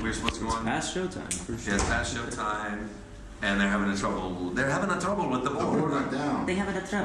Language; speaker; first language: English; native; English